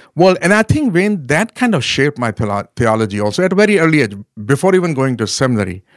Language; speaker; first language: English; non-native, local second language; Urdu